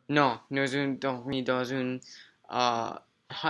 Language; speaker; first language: French; non-native, learner; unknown